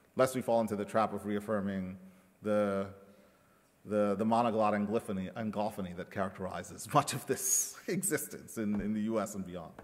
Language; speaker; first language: English; early bilingual, other home language; Spanish